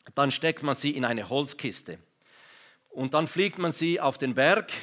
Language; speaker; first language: German; non-native, local second language; Romansh